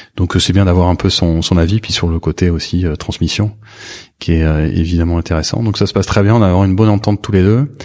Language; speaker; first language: French; native; French